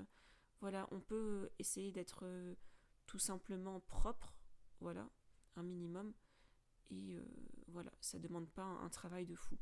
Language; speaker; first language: French; native; French